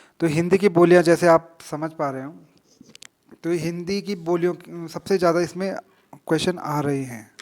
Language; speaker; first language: Hindi; native; Hindi